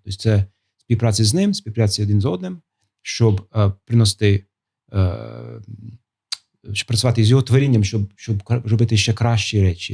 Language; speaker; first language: Ukrainian; non-native, fluent; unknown